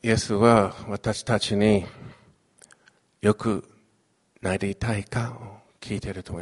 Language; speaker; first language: Japanese; non-native, fluent; Chinese